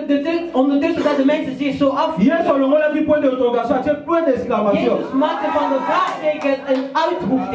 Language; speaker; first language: Dutch; early bilingual, other home language; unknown